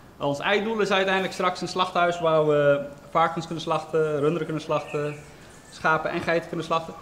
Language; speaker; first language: Dutch; native; Dutch